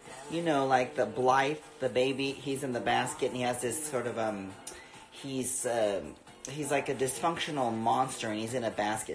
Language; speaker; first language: English; early bilingual, other home language; Spanish